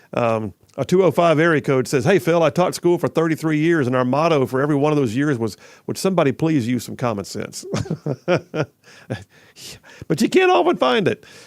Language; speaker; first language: English; native; English